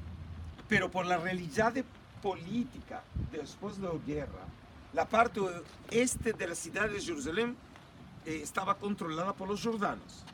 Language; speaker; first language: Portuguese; non-native, learner; Spanish